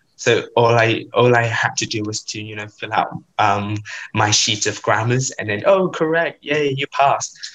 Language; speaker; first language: English; non-native, fluent; Vietnamese